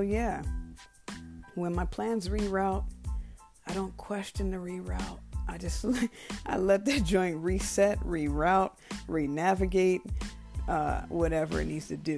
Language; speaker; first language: English; native; English